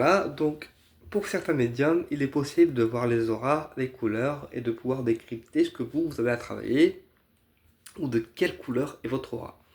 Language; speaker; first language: French; native; French